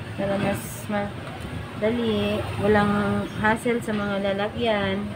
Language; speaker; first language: Filipino; native; Filipino